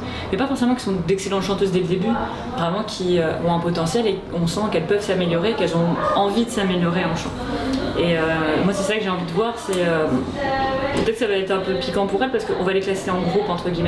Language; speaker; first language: French; native; French